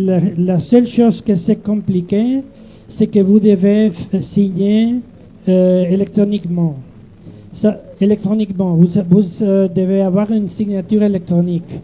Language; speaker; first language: French; non-native, learner; Spanish